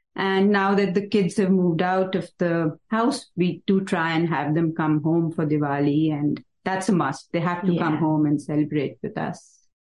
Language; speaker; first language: English; non-native, local second language; Hindi